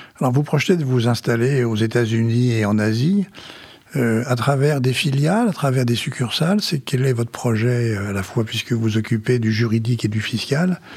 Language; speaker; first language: French; native; French